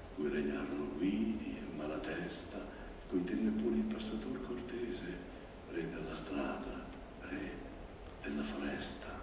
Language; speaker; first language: Italian; non-native, local second language; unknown